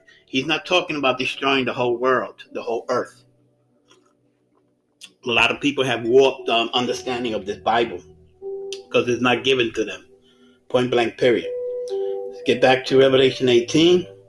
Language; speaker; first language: English; native; English